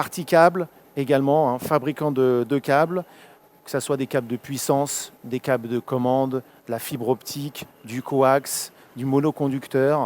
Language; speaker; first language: French; native; French